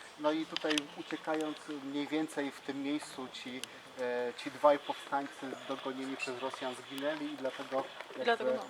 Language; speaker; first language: Polish; native; Polish